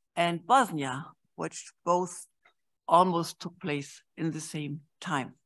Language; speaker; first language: English; non-native, fluent; German